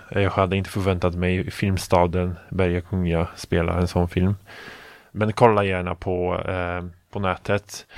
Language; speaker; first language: Swedish; non-native, fluent; Polish